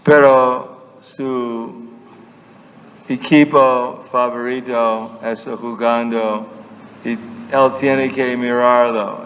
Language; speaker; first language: Spanish; non-native, fluent; English